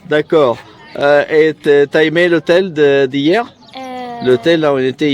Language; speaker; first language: French; non-native, fluent; Arabic